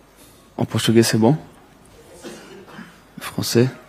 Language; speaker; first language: French; non-native, fluent; Portuguese